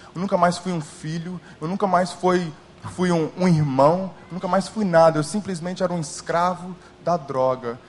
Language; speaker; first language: Portuguese; early bilingual, heritage; English